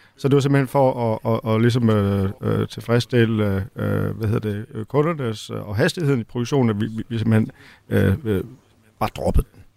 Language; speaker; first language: Danish; native; Danish